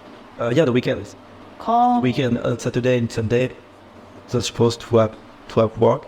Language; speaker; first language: English; non-native, fluent; French